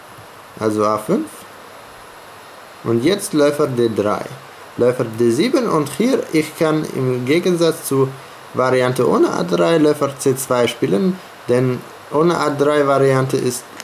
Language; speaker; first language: German; non-native, fluent; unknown